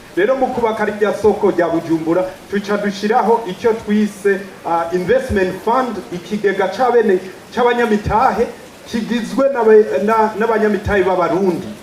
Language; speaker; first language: Rundi; early bilingual, heritage; Rundi